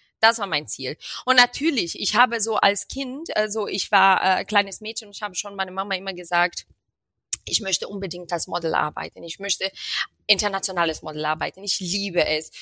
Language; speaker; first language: German; non-native, fluent; Portuguese